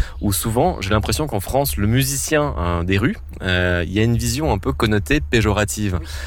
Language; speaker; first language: French; native; French